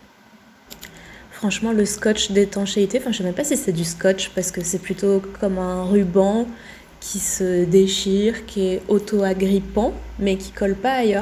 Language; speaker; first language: French; native; French